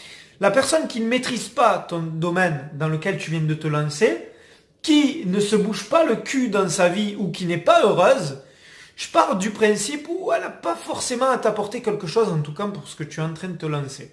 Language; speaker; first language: French; native; French